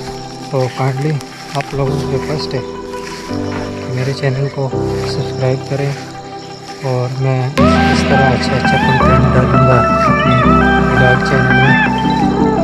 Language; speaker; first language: Hindi; non-native, local second language; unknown